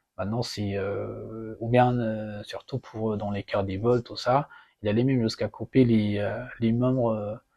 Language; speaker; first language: French; non-native, fluent; Persian